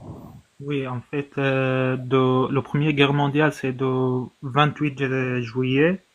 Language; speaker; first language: French; non-native, fluent; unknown